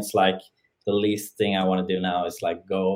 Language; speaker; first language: English; non-native, fluent; Norwegian